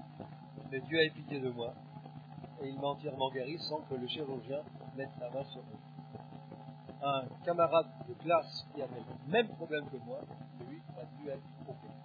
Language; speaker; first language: French; native; French